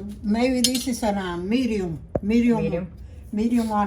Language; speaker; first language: English; non-native, learner; Spanish